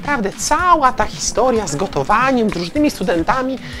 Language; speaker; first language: Polish; native; Polish